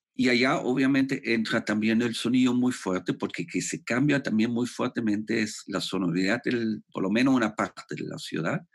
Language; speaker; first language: Spanish; non-native, fluent; German